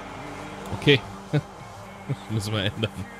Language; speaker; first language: German; native; German